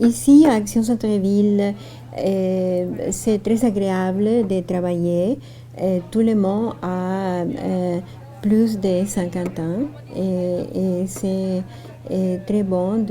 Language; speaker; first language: French; non-native, fluent; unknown